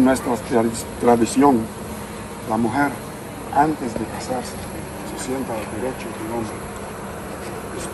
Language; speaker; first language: Spanish; non-native, learner; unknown